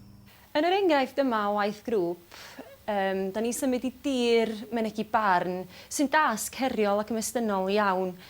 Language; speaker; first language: Welsh; native; Welsh